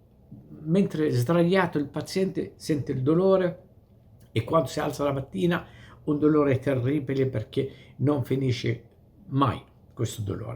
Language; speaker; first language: Italian; non-native, fluent; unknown